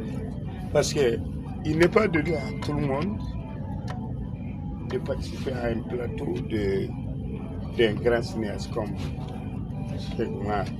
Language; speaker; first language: French; non-native, local second language; Bambara